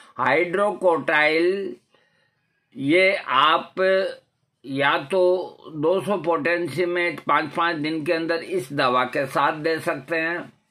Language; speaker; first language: Hindi; non-native, local second language; Marwari